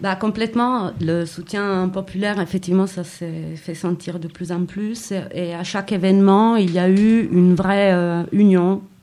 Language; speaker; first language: French; non-native, fluent; Italian